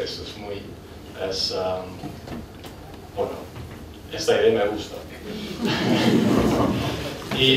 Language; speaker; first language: Spanish; non-native, fluent; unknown